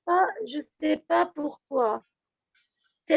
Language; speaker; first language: French; non-native, fluent; Arabic